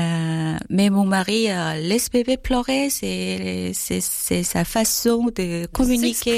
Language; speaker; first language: French; non-native, fluent; Korean